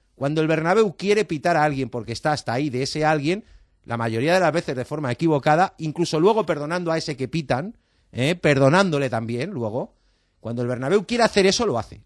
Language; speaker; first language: Spanish; native; Spanish